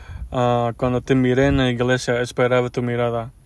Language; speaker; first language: Spanish; early bilingual, heritage; Spanish